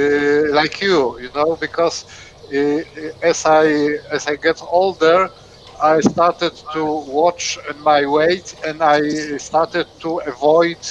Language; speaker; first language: English; non-native, fluent; Polish